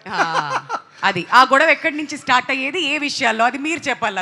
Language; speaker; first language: Telugu; native; Telugu